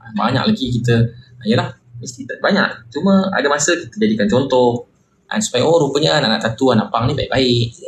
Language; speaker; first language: Malay; native; Malay